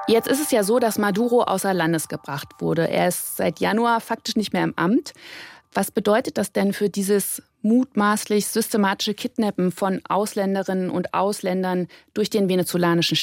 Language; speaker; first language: German; native; German